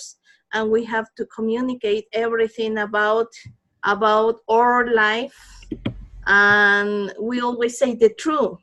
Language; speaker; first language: English; non-native, learner; Spanish